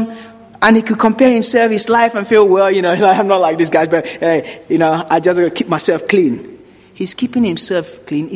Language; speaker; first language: English; non-native, local second language; Yoruba